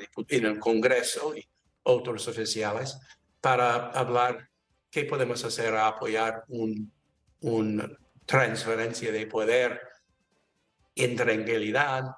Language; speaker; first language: Spanish; non-native, learner; English